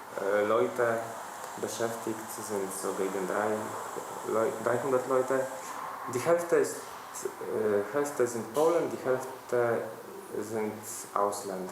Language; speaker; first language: German; non-native, fluent; Polish